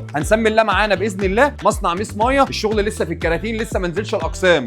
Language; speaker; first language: Arabic; native; Arabic